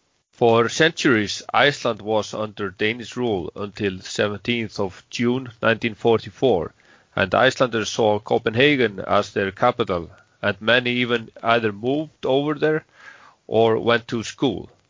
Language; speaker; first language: English; non-native, fluent; Icelandic